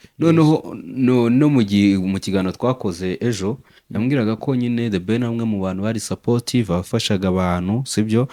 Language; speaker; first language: Kinyarwanda; native; Kinyarwanda